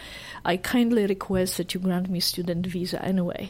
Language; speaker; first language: English; non-native, fluent; Polish